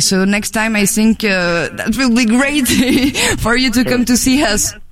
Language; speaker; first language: English; non-native, fluent; French